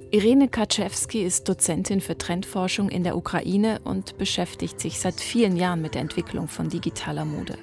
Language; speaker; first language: German; native; German